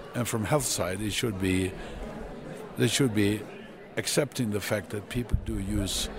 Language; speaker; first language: English; non-native, fluent; Swedish